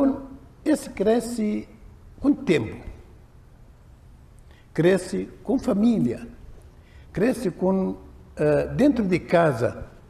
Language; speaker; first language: Portuguese; non-native, learner; Arabic